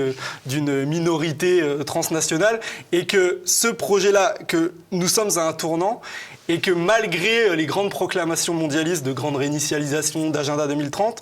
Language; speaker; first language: French; native; French